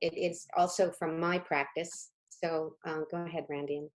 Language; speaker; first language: English; native; English